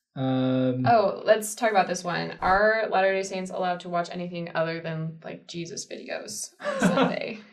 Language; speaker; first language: English; native; English